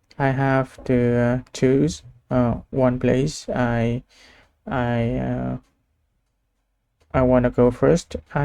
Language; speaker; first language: English; non-native, learner; Vietnamese